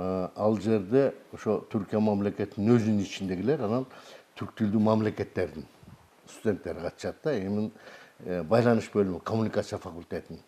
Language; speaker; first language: Kyrgyz; native; Kyrgyz